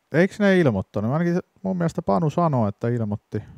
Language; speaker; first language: Finnish; native; Finnish